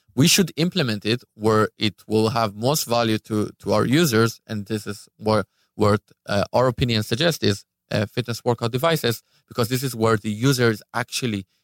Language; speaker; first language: English; non-native, fluent; Hebrew